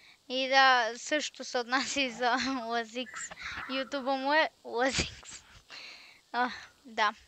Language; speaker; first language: Bulgarian; native; Bulgarian